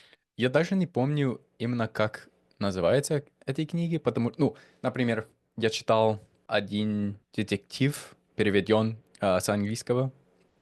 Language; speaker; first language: Russian; non-native, fluent; English